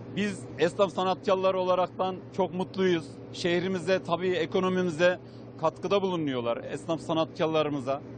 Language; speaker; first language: Turkish; native; Turkish